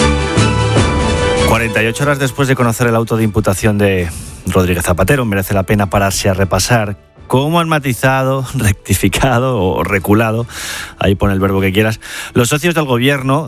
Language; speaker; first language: Spanish; native; Spanish